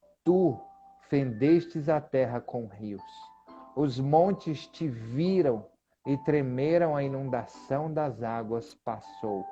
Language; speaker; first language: Portuguese; native; Portuguese